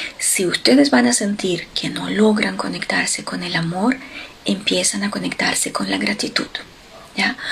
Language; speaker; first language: Spanish; non-native, fluent; Ukrainian